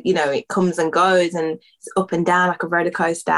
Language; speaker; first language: English; native; English